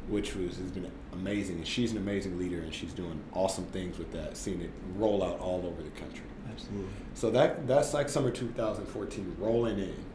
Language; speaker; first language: English; native; English